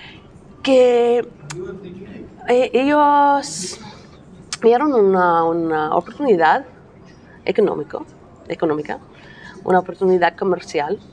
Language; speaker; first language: Spanish; non-native, learner; English